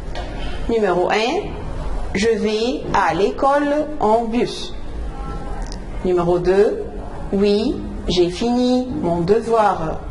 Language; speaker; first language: French; non-native, fluent; Arabic